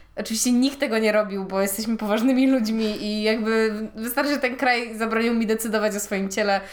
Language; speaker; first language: Polish; native; Polish